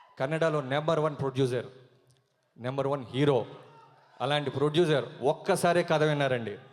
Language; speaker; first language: Telugu; native; Telugu